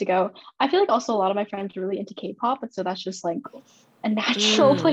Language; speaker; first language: English; early bilingual, other home language; Chinese